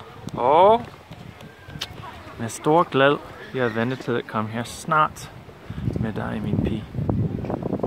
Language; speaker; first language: Danish; non-native, fluent; English